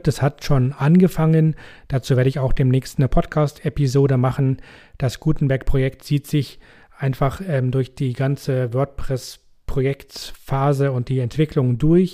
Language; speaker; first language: German; native; German